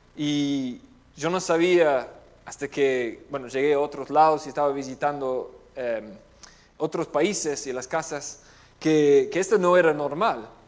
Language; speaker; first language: Spanish; non-native, fluent; English